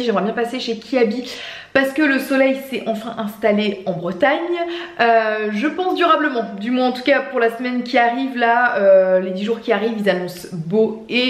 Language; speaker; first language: French; native; French